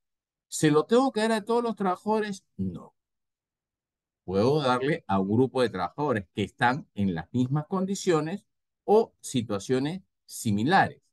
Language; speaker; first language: Spanish; native; Spanish